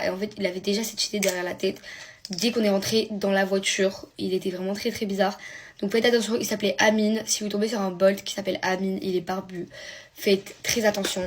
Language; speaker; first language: French; native; French